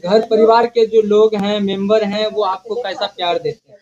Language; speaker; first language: Hindi; native; Hindi